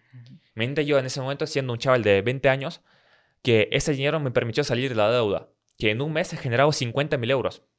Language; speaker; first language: Spanish; early bilingual, other home language; Russian